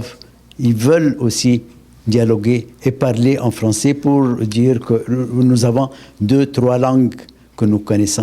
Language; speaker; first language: French; non-native, local second language; Arabic